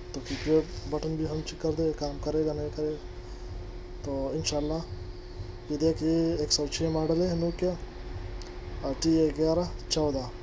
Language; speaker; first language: Hindi; non-native, local second language; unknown